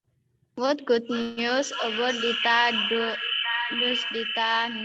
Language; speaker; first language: English; non-native, learner; Indonesian